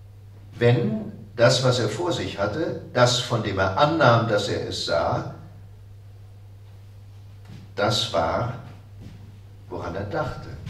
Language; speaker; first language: German; native; German